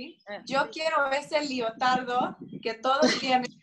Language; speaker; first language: Spanish; native; Spanish